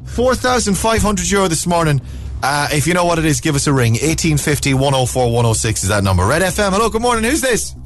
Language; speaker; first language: English; native; English